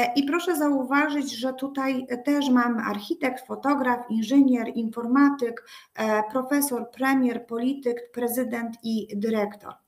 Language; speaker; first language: Polish; native; Polish